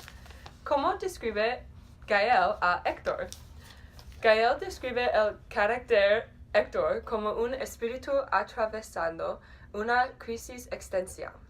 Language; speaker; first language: Spanish; non-native, learner; English